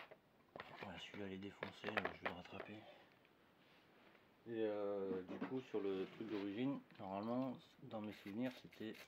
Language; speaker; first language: French; native; French